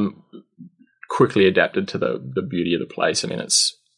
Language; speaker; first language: English; native; English